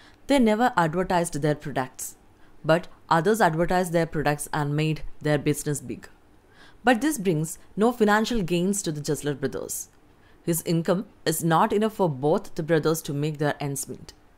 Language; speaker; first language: English; non-native, local second language; Malayalam